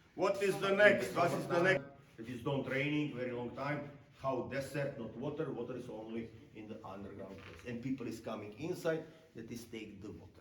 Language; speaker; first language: English; non-native, learner; Croatian